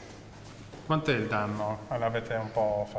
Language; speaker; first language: Italian; native; Italian